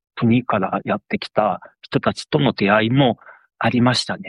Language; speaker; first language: Japanese; non-native, fluent; Chinese